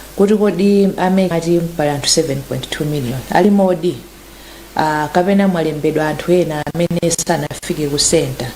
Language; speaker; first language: Nyanja; native; Nyanja